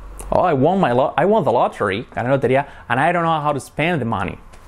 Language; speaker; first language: English; non-native, fluent; Spanish